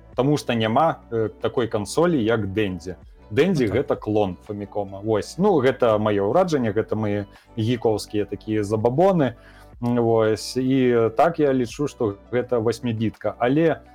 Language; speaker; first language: Belarusian; non-native, local second language; Russian